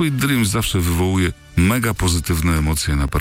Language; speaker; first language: Polish; native; Polish